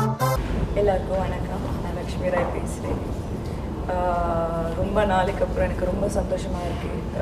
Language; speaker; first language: Tamil; non-native, local second language; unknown